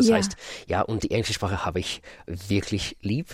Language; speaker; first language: German; non-native, fluent; Russian